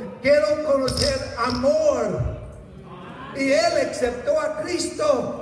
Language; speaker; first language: Spanish; non-native, fluent; English